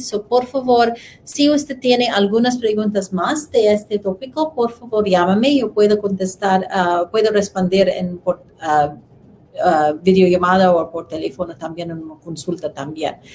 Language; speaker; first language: Spanish; non-native, learner; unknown